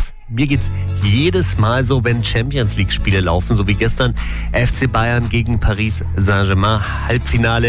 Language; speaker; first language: German; native; German